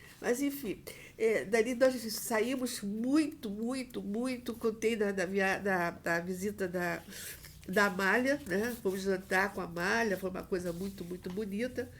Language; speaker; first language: Portuguese; native; Portuguese